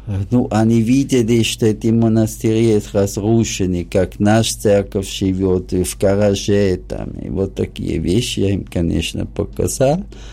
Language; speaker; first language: Russian; non-native, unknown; German